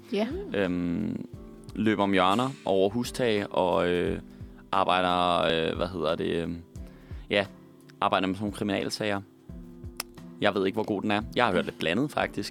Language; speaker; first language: Danish; native; Danish